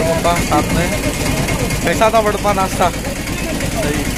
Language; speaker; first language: Hindi; native; Hindi